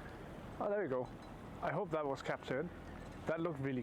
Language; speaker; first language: English; non-native, fluent; Danish